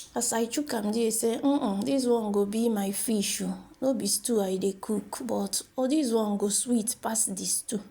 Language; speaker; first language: Nigerian Pidgin; non-native, local second language; Igbo